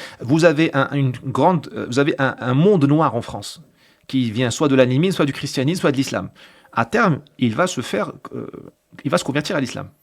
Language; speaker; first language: French; non-native, local second language; Arabic